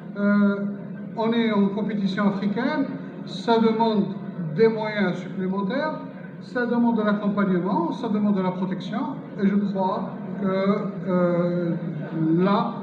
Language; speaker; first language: French; non-native, local second language; Arabic